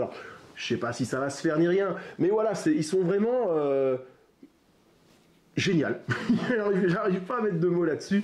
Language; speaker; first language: French; native; French